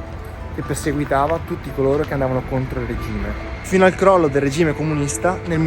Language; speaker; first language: Italian; native; Italian